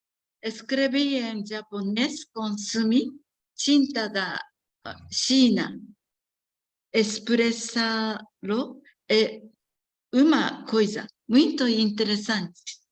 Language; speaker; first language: Portuguese; non-native, learner; Japanese